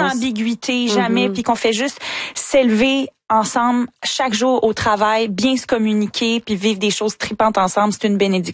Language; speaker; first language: French; native; French